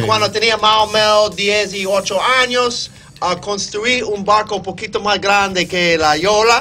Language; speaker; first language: Spanish; non-native, fluent; English